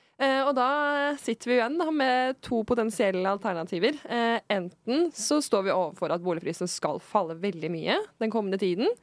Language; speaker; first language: Norwegian; native; Norwegian